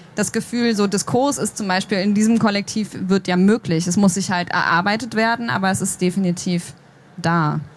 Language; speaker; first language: German; native; German